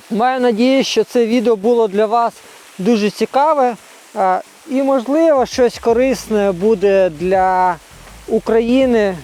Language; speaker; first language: Ukrainian; non-native, local second language; Russian